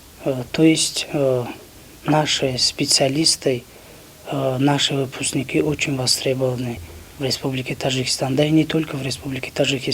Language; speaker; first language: Russian; non-native, local second language; Tajik